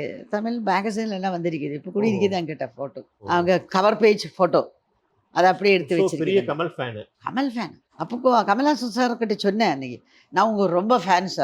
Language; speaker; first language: Tamil; non-native, learner; Malayalam